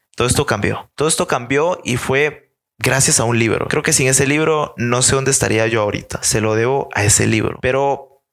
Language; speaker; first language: Spanish; native; Spanish